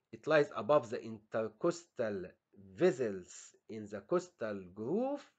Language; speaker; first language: English; non-native, fluent; Arabic